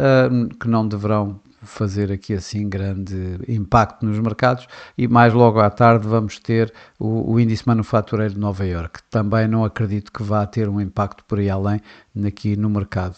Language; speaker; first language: Portuguese; native; Portuguese